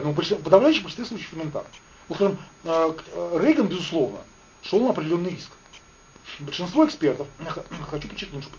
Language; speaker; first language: Russian; native; Russian